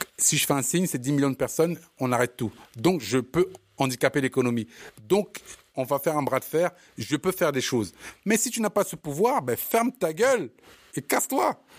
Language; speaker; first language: French; early bilingual, other home language; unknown